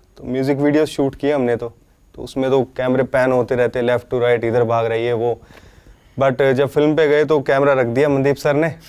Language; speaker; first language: Hindi; native; Hindi